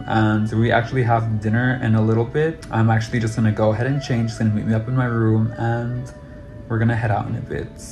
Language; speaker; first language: English; native; English